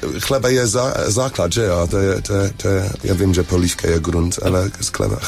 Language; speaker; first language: Czech; non-native, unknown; English